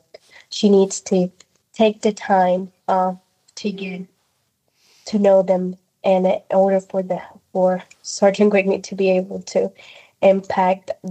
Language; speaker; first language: English; non-native, fluent; Spanish